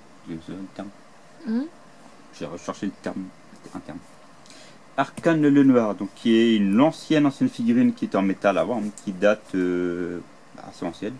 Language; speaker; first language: French; native; French